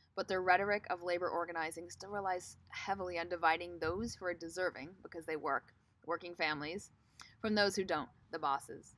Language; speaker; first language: English; native; English